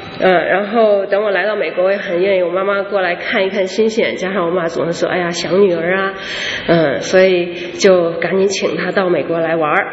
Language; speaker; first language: Chinese; native; Chinese